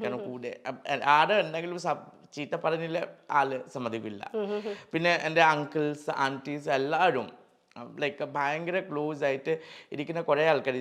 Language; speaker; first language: Malayalam; non-native, local second language; Assamese